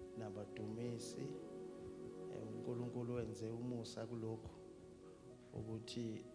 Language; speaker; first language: Zulu; native; Zulu